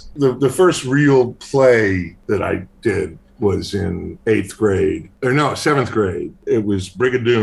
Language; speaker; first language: English; native; English